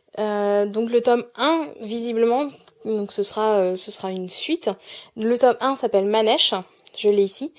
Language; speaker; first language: French; native; French